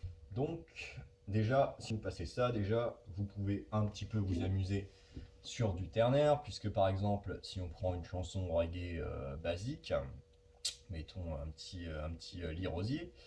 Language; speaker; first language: French; native; French